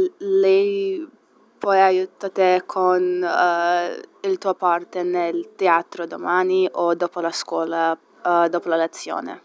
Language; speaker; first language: Italian; non-native, learner; English